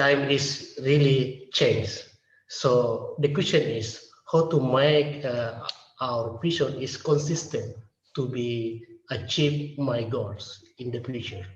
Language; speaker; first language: English; non-native, learner; Indonesian